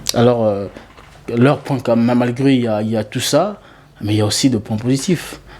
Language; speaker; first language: French; non-native, local second language; Lingala